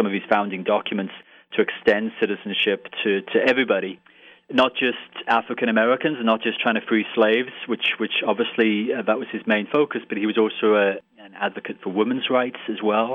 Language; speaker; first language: English; native; English